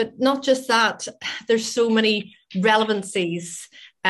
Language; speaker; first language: English; native; English